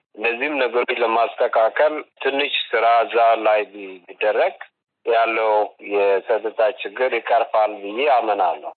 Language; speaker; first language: Amharic; non-native, local second language; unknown